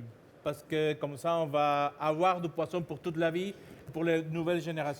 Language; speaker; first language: French; non-native, fluent; Spanish